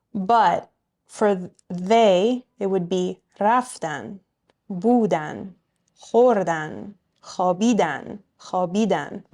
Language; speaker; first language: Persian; early bilingual, heritage; Persian